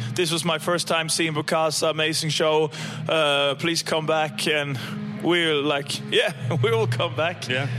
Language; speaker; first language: English; non-native, fluent; Norwegian